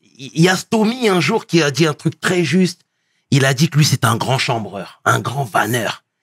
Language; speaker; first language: French; early bilingual, other home language; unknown